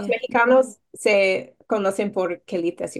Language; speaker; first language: Spanish; non-native, fluent; English